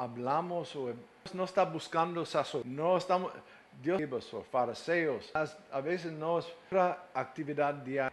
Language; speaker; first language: Spanish; non-native, fluent; English